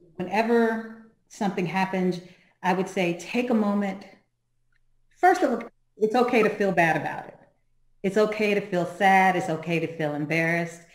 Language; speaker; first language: English; native; English